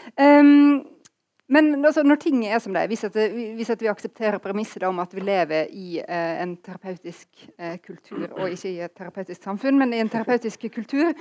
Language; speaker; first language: Norwegian; native; Norwegian